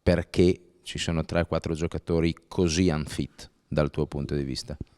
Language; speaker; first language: Italian; native; Italian